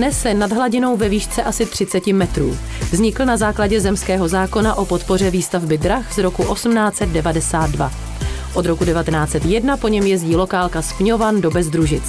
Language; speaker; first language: Czech; native; Czech